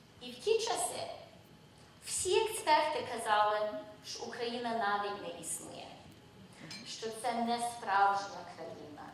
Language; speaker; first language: Ukrainian; early bilingual, heritage; English